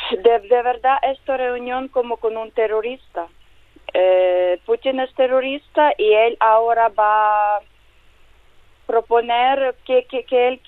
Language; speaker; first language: Spanish; non-native, learner; Ukrainian